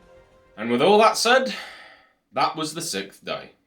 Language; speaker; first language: English; native; English